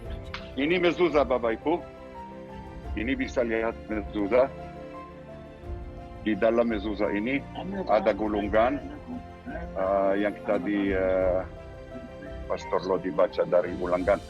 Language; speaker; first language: Indonesian; non-native, learner; Hebrew